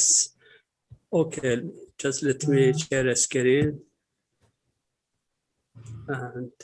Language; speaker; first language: English; non-native, fluent; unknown